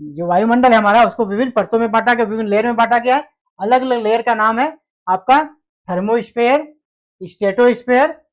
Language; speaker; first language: Hindi; native; Hindi